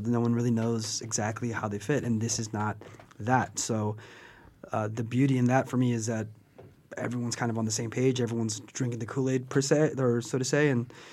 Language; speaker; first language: English; native; English